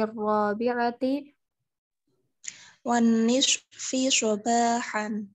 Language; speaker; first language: Arabic; non-native, learner; Indonesian